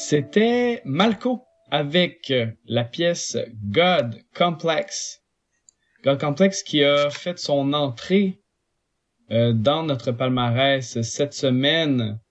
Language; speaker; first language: French; native; French